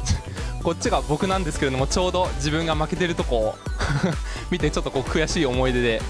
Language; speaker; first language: Japanese; early bilingual, heritage; Japanese